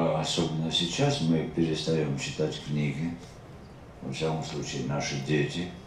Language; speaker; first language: Russian; non-native, local second language; Georgian